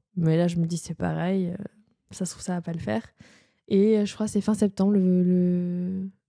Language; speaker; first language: French; native; French